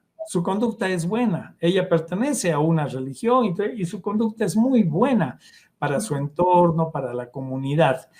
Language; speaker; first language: Spanish; native; Spanish